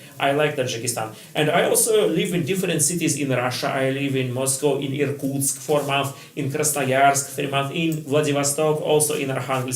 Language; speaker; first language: English; non-native, learner; Russian